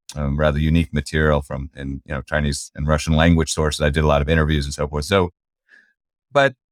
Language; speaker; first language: English; native; English